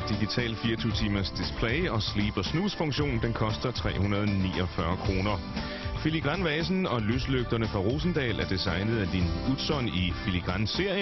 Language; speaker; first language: Danish; native; Danish